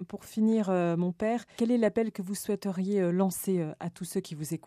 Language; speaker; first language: French; native; French